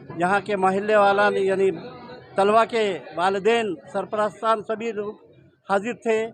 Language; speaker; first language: Urdu; native; Urdu